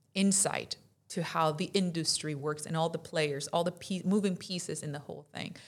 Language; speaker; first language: English; non-native, fluent; Spanish